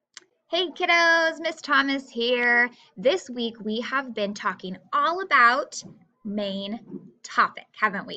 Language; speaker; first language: English; native; English